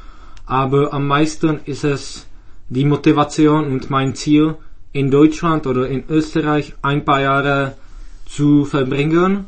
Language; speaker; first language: German; non-native, fluent; Czech